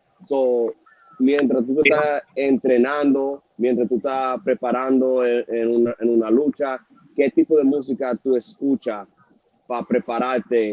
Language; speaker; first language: Spanish; early bilingual, heritage; Spanish